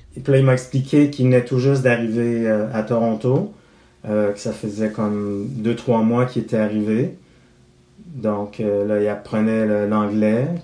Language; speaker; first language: French; native; French